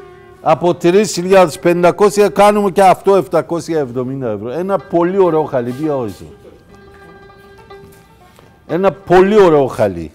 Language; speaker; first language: Greek; non-native, learner; Persian